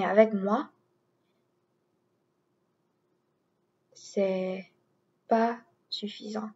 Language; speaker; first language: French; non-native, learner; English